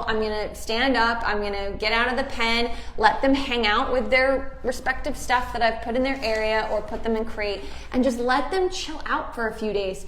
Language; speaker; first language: English; native; English